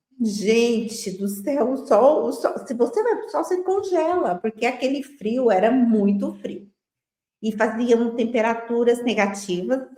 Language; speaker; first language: Portuguese; native; Portuguese